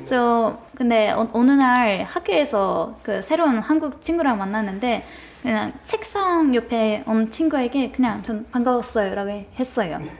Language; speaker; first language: Korean; non-native, fluent; Turkish